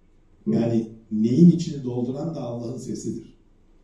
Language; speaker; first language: Turkish; native; Turkish